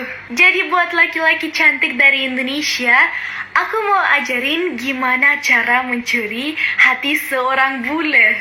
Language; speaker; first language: Indonesian; non-native, fluent; German